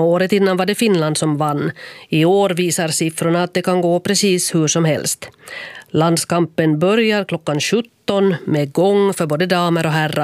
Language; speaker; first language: Swedish; native; Swedish